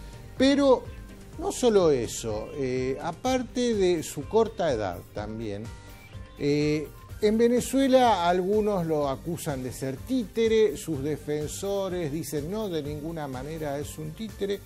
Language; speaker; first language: Spanish; native; Spanish